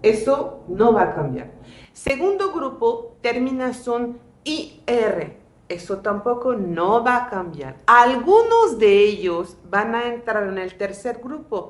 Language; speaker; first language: Spanish; non-native, fluent; French